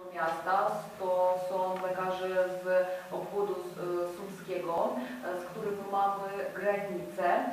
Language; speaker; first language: Polish; non-native, fluent; Ukrainian